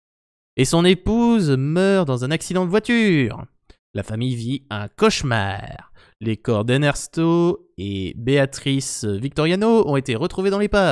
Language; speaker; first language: French; native; French